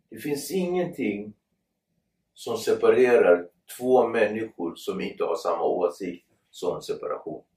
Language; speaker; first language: Swedish; early bilingual, other home language; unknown